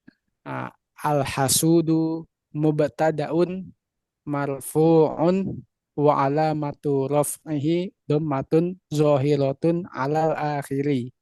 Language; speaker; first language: Arabic; non-native, learner; Indonesian